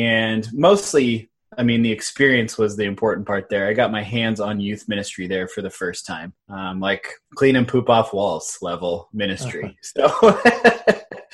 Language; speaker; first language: English; native; English